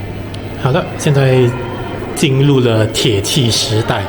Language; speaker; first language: Chinese; native; Chinese